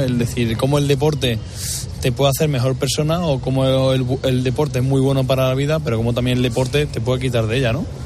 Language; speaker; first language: Spanish; native; Spanish